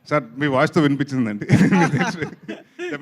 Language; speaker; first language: Telugu; native; Telugu